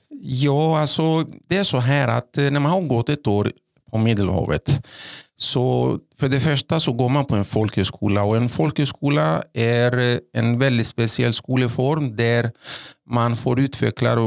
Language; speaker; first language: Norwegian; non-native, fluent; Greek